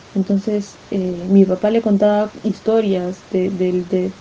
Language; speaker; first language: Spanish; native; Spanish